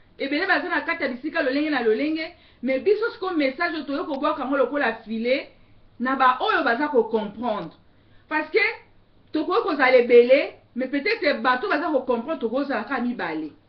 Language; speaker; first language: Lingala; native; Lingala